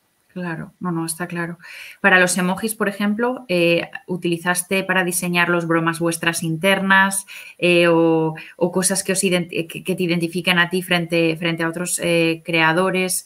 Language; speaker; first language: Spanish; native; Spanish